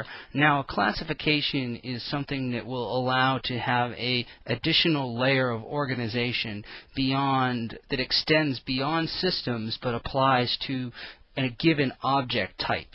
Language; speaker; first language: English; native; English